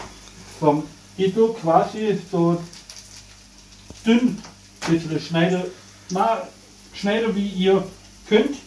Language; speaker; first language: German; non-native, fluent; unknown